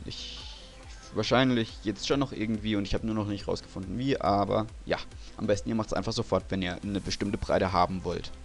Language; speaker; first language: German; native; German